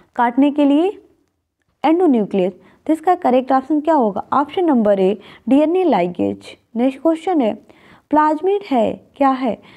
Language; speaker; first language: Hindi; native; Hindi